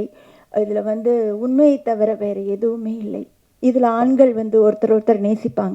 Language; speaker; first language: Tamil; native; Tamil